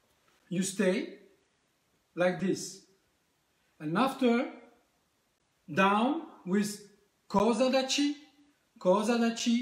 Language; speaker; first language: English; non-native, learner; French